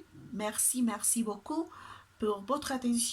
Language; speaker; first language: French; non-native, learner; Spanish